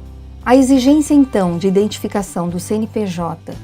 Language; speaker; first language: Portuguese; native; Portuguese